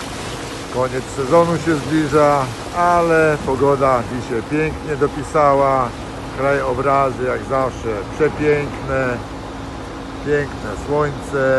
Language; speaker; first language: Polish; native; Polish